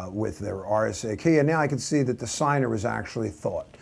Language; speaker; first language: English; native; English